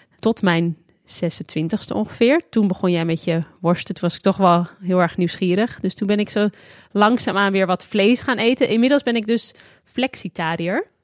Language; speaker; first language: Dutch; native; Dutch